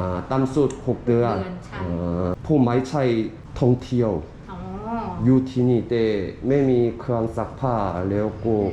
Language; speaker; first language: Thai; non-native, learner; Korean